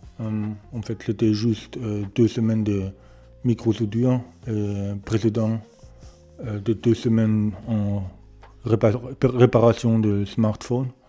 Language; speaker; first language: French; non-native, learner; German